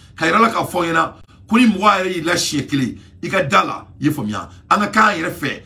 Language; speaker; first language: French; non-native, local second language; Bambara